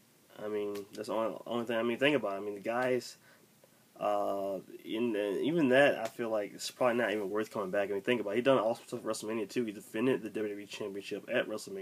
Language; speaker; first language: English; native; English